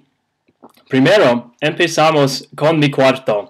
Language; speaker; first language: Spanish; non-native, learner; English